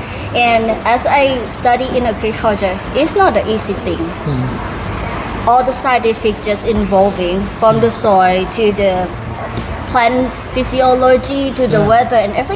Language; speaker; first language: English; non-native, learner; Thai